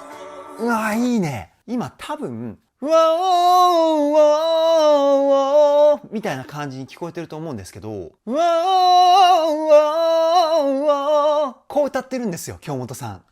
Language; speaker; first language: Japanese; native; Japanese